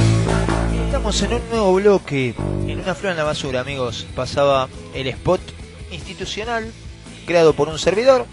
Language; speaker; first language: Spanish; native; Spanish